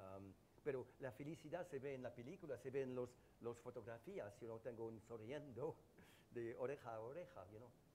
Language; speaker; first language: Spanish; non-native, learner; French